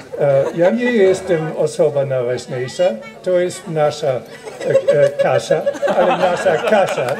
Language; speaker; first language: Polish; non-native, learner; German